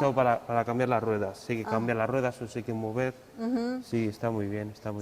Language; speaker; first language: Spanish; native; Spanish